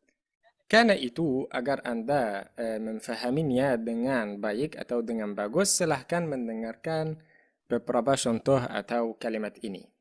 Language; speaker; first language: Indonesian; non-native, fluent; Arabic